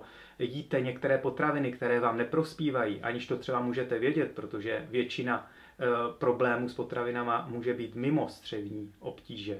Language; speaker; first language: Czech; native; Czech